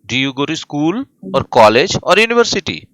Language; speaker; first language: English; non-native, fluent; Hindi